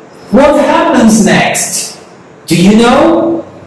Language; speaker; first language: English; non-native, fluent; Portuguese